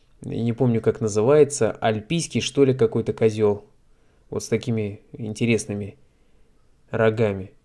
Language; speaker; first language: Russian; native; Russian